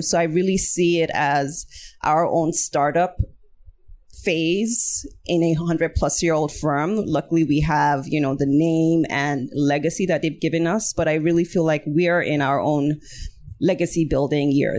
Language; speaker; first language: English; non-native, local second language; Yoruba